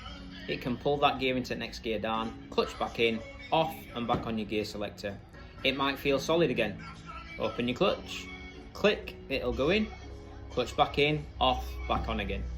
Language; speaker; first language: English; native; English